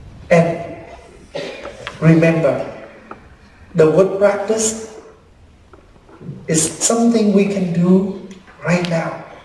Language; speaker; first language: English; early bilingual, other home language; Vietnamese